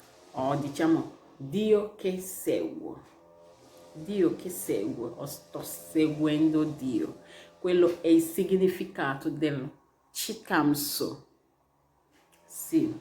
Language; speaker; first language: Italian; non-native, learner; Igbo